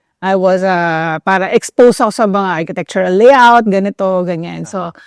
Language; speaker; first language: Filipino; native; Filipino